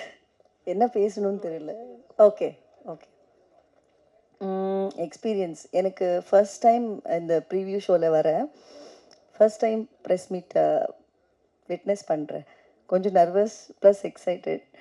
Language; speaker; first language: Tamil; non-native, fluent; Kannada